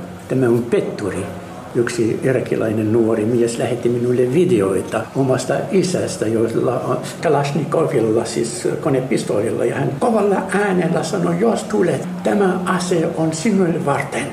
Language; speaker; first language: Finnish; non-native, fluent; Arabic